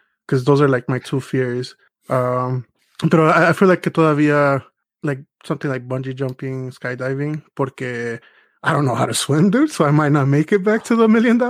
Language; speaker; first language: English; early bilingual, other home language; Spanish